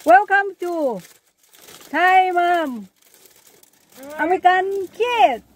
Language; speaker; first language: English; non-native, learner; Thai